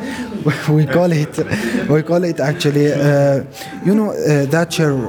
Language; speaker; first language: English; non-native, fluent; Arabic